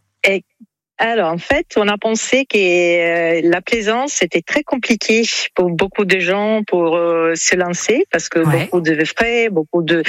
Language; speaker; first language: French; non-native, fluent; Italian